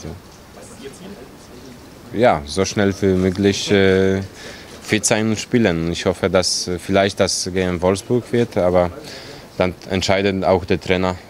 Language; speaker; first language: German; non-native, fluent; Polish